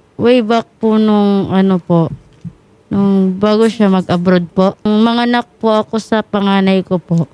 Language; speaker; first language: Filipino; native; Filipino